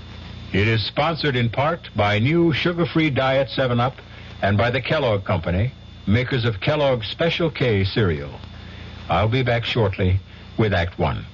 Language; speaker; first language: English; native; English